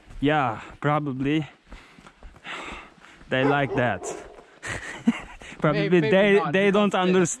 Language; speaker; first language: English; non-native, learner; Turkish